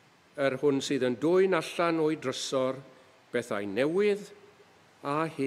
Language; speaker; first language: Welsh; native; Welsh